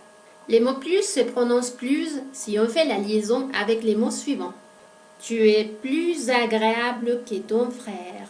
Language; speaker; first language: French; non-native, fluent; Spanish